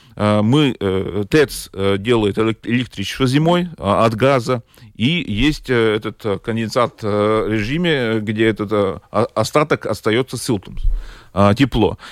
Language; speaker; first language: Russian; non-native, local second language; Latvian